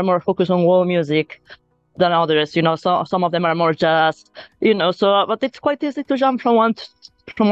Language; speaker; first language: English; non-native, fluent; Spanish